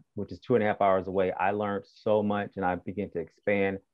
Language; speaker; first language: English; native; English